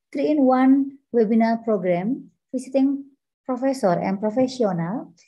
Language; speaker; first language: English; non-native, learner; Indonesian